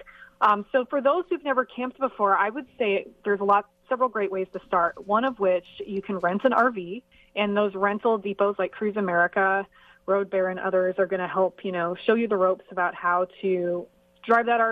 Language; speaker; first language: English; native; English